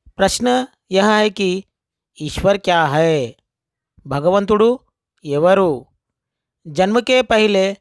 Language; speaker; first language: Hindi; non-native, local second language; Telugu